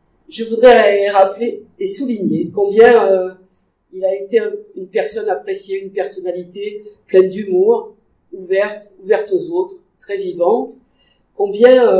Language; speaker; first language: French; native; French